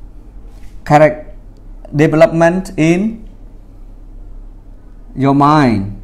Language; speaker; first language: English; non-native, fluent; Khmer